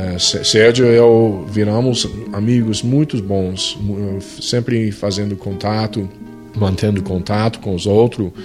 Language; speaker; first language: Portuguese; non-native, fluent; English